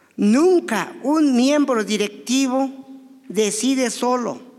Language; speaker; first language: Spanish; non-native, local second language; Tzotzil